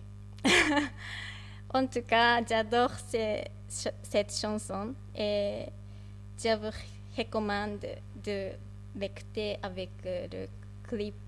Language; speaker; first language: French; non-native, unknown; Japanese